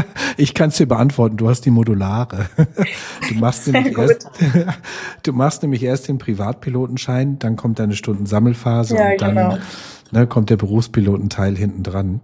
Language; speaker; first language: German; native; German